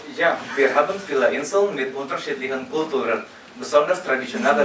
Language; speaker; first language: German; non-native, learner; Indonesian